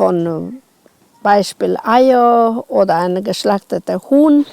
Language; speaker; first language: German; non-native, local second language; Romanian